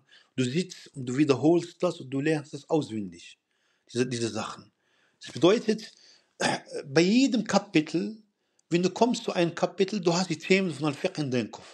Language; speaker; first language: German; non-native, fluent; Arabic